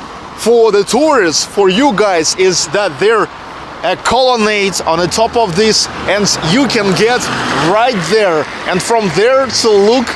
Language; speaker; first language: English; non-native, fluent; Russian